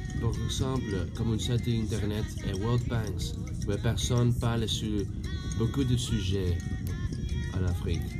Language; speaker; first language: French; non-native, learner; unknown